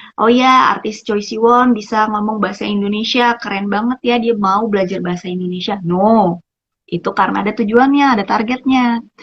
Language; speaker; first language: Indonesian; native; Indonesian